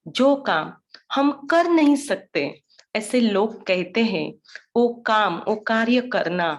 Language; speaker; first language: Hindi; non-native, local second language; Marathi